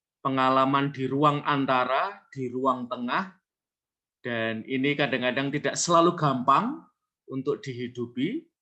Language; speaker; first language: Indonesian; native; Indonesian